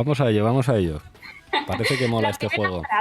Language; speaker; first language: Spanish; native; Spanish